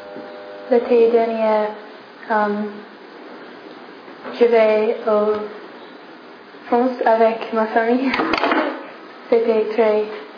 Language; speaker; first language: French; non-native, learner; English